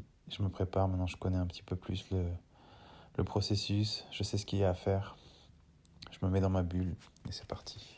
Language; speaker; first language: French; native; French